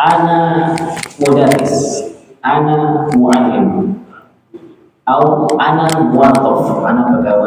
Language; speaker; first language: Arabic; non-native, fluent; Indonesian